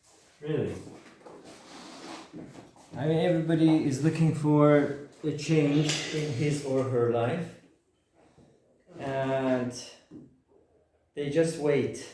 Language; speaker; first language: English; non-native, fluent; Persian